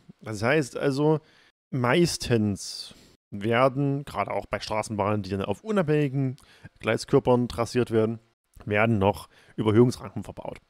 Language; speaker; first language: German; native; German